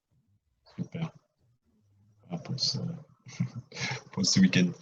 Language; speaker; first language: French; non-native, fluent; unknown